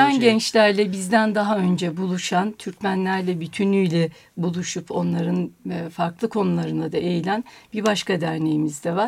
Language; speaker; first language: Turkish; native; Turkish